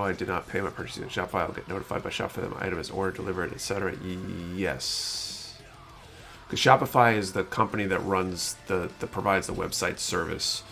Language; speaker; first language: English; native; English